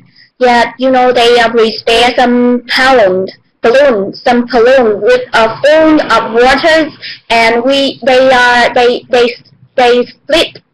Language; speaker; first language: English; non-native, learner; Vietnamese